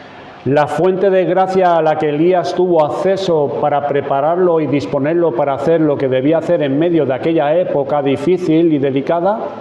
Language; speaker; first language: Spanish; native; Spanish